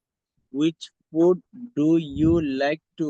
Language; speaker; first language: English; non-native, learner; Bangla